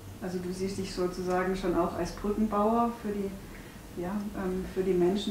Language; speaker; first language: German; native; German